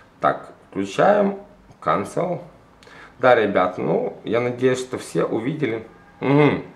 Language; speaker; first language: Russian; native; Russian